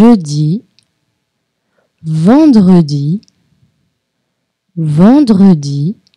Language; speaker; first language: French; non-native, fluent; Portuguese